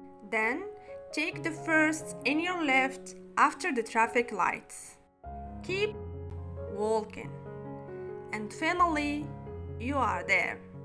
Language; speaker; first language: English; non-native, fluent; Arabic